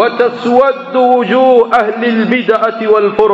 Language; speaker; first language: Arabic; non-native, fluent; Swahili